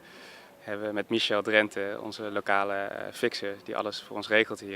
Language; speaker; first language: Dutch; native; Dutch